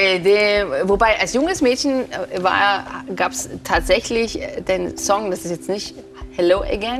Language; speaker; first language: German; native; German